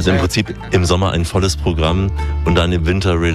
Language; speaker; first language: German; native; German